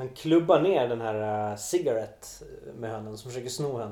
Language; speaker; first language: Swedish; native; Swedish